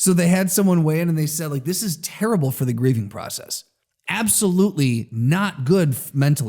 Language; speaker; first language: English; native; English